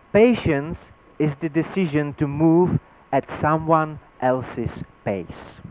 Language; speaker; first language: English; non-native, fluent; Czech